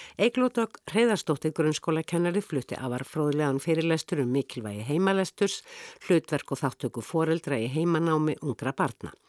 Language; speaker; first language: Icelandic; native; Icelandic